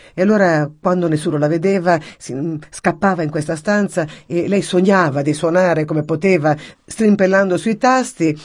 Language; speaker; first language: Italian; native; Italian